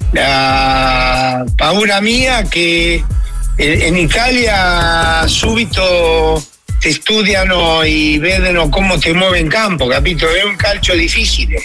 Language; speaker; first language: Italian; non-native, fluent; Spanish